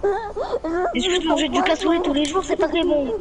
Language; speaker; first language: French; native; French